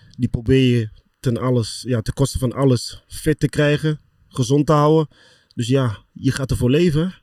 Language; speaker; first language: Dutch; early bilingual, other home language; Lingala